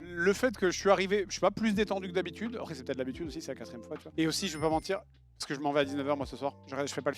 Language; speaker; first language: French; native; French